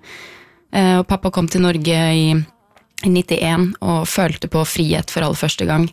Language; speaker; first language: Norwegian; early bilingual, other home language; Arabic